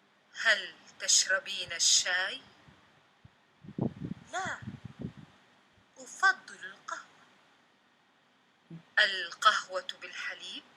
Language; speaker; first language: Arabic; non-native, learner; Indonesian